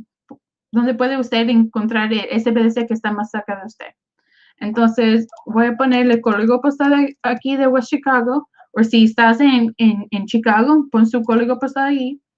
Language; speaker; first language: Spanish; early bilingual, other home language; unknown